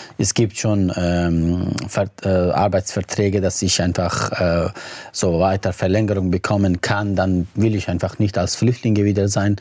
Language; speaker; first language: German; non-native, learner; Persian